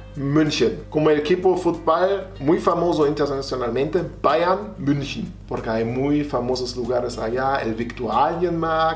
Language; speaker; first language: Spanish; non-native, fluent; German